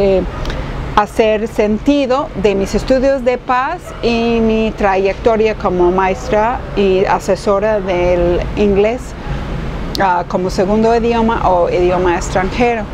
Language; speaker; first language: Spanish; non-native, fluent; English